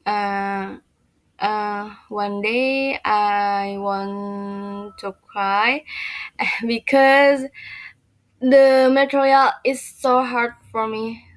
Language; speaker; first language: English; non-native, learner; Indonesian